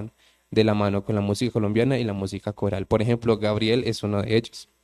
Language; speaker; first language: Spanish; native; Spanish